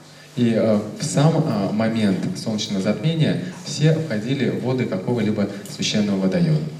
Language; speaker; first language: Russian; native; Russian